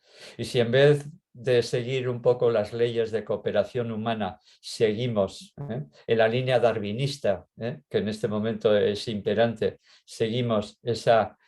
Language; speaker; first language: Spanish; native; Spanish